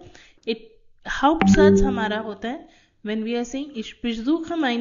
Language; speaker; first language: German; non-native, fluent; Hindi